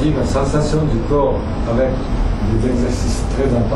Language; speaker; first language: French; non-native, fluent; Japanese